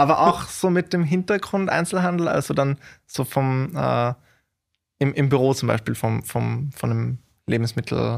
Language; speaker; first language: German; native; German